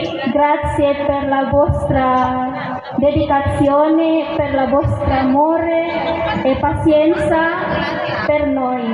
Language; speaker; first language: Italian; non-native, learner; Indonesian